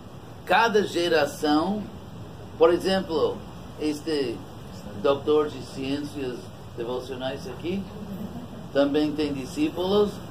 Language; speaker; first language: Portuguese; non-native, fluent; English